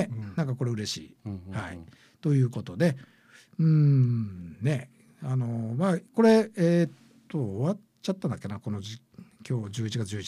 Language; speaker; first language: Japanese; native; Japanese